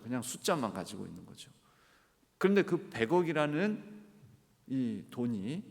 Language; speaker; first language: Korean; native; Korean